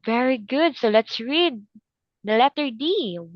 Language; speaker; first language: English; non-native, local second language; Filipino